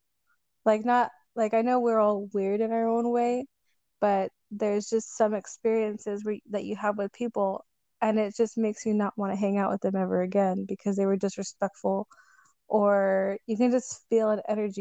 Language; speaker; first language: English; native; English